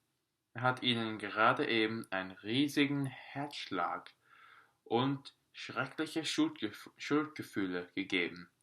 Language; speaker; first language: German; non-native, learner; English